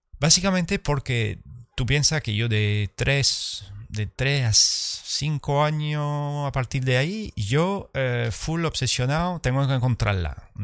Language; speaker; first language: Spanish; early bilingual, heritage; Spanish